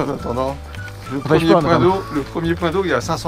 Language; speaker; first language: French; native; French